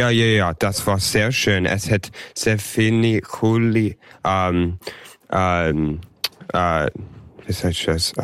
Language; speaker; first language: German; early bilingual, heritage; English